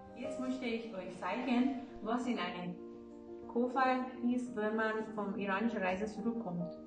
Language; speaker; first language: German; non-native, learner; Persian